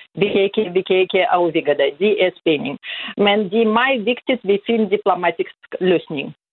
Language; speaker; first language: Danish; non-native, fluent; Russian